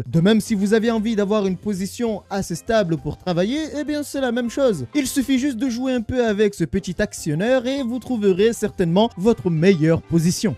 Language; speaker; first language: French; native; French